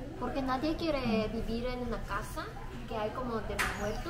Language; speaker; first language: Spanish; non-native, learner; Korean